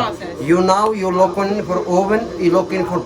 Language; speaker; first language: English; non-native, learner; Arabic